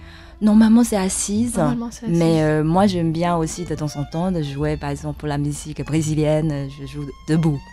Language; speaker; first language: French; non-native, fluent; Chinese